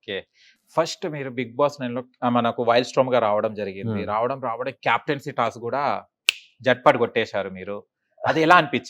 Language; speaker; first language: Telugu; native; Telugu